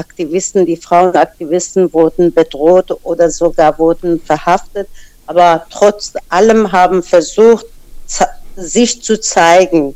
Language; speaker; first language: German; non-native, fluent; Persian